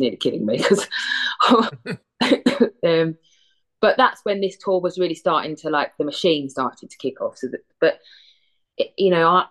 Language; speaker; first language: English; native; English